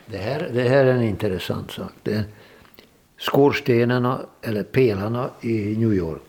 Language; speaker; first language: Swedish; non-native, fluent; Hungarian